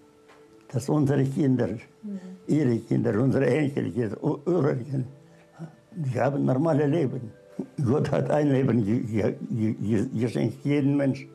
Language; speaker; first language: German; non-native, learner; Russian